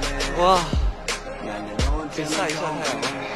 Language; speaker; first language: Chinese; early bilingual, heritage; Chinese